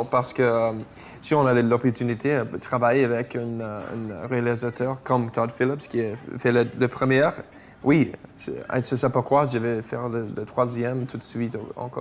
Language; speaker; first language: French; non-native, fluent; English